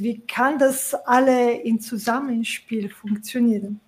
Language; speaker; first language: German; non-native, fluent; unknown